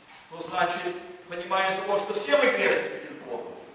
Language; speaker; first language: Russian; early bilingual, heritage; Russian